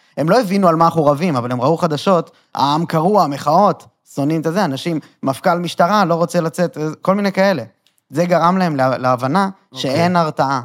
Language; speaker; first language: Hebrew; native; Hebrew